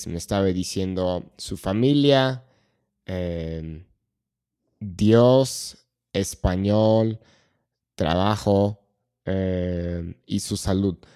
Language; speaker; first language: Spanish; non-native, fluent; English